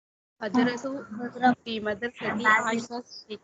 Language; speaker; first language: Arabic; non-native, learner; Tamil